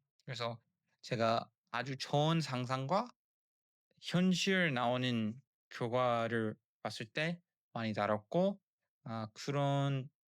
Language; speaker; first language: Korean; non-native, learner; English